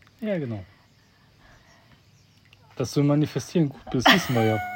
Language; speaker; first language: German; native; German